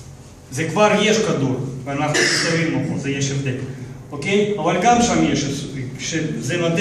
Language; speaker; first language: Hebrew; non-native, fluent; Russian